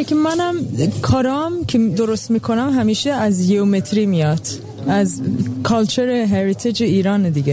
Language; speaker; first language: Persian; early bilingual, heritage; Persian